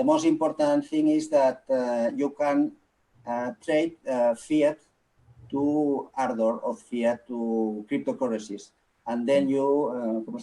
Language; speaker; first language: English; non-native, local second language; Catalan